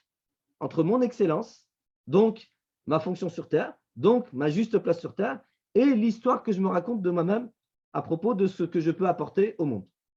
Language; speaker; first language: French; native; French